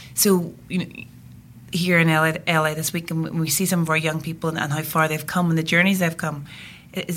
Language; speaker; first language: English; native; English